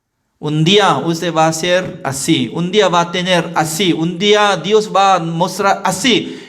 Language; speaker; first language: Spanish; non-native, learner; Korean